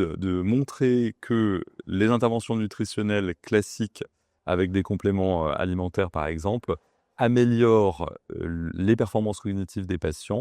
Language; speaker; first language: French; native; French